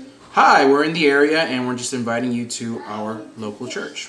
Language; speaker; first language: English; native; English